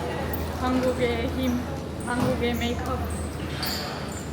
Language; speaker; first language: Korean; non-native, fluent; Turkish